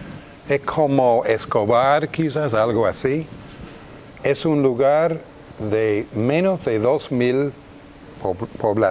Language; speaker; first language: Spanish; non-native, fluent; English